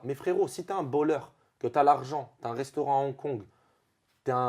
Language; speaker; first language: French; native; French